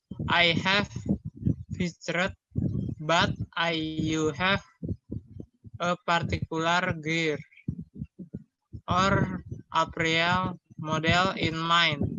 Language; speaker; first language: English; non-native, learner; Indonesian